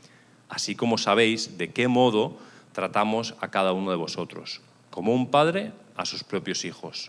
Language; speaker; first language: Spanish; native; Spanish